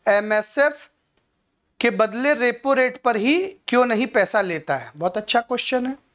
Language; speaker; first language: Hindi; native; Hindi